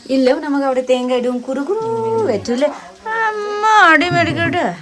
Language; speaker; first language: Malayalam; non-native, local second language; Nepali